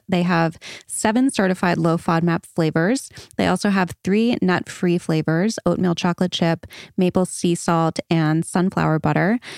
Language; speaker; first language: English; native; English